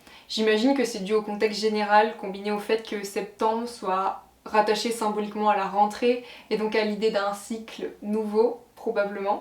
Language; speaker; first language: French; native; French